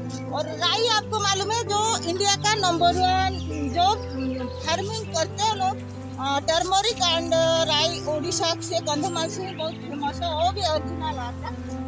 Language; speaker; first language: Hindi; non-native, local second language; Odia